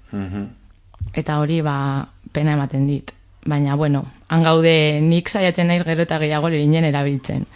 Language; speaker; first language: Basque; non-native, local second language; Spanish